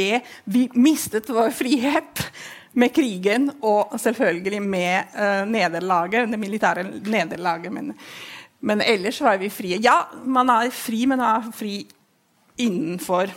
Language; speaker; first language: Norwegian; non-native, fluent; Italian